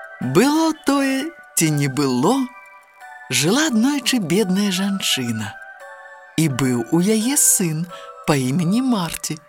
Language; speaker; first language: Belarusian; native; Belarusian